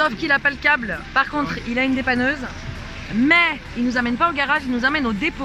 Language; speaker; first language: French; native; French